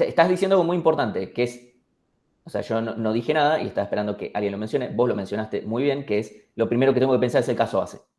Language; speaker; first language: Spanish; native; Spanish